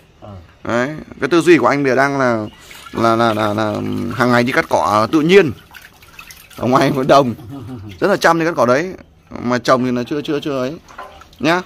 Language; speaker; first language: Vietnamese; native; Vietnamese